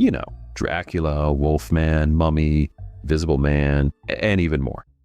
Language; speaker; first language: English; native; English